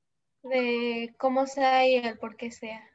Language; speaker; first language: Spanish; native; Spanish